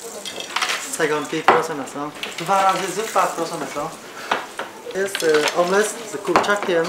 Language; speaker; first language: Polish; non-native, learner; Vietnamese